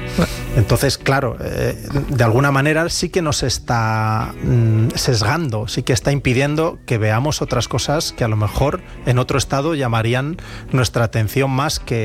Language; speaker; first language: Spanish; native; Spanish